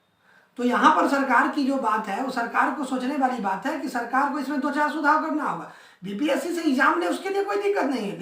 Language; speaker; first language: Hindi; native; Hindi